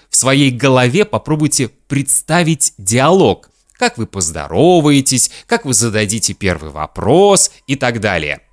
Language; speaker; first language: Russian; native; Russian